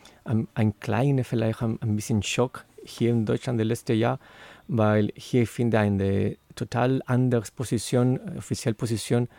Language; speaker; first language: German; non-native, learner; Spanish